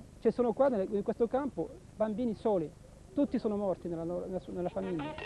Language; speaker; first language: Italian; non-native, fluent; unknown